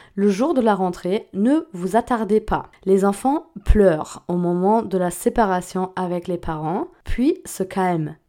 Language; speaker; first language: French; non-native, fluent; German